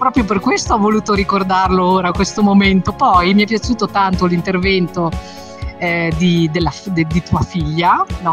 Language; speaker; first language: Italian; native; Italian